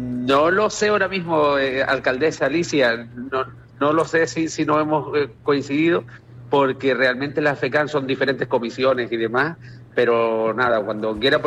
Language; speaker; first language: Spanish; native; Spanish